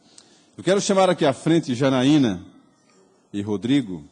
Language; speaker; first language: Portuguese; native; Portuguese